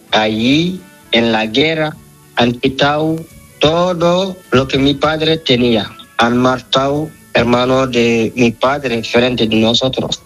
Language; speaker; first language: Spanish; non-native, learner; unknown